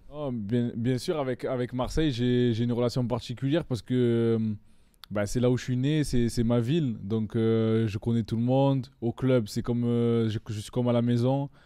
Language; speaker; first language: French; native; French